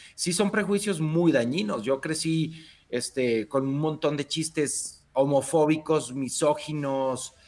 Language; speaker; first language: Spanish; native; Spanish